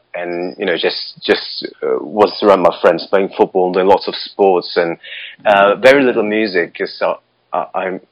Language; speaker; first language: English; non-native, fluent; Russian